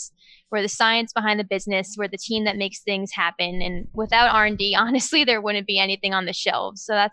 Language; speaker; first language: English; native; English